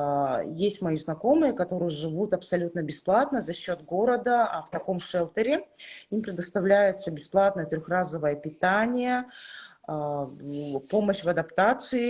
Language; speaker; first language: Russian; native; Russian